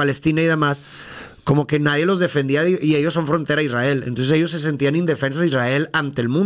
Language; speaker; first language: Spanish; native; Spanish